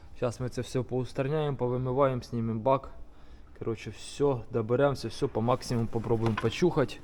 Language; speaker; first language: Ukrainian; native; Ukrainian